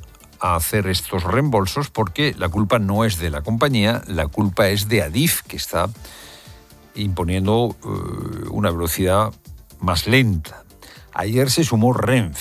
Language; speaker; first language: Spanish; native; Spanish